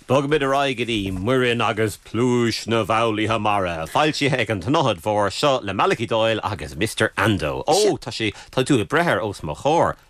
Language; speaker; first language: Irish; native; Irish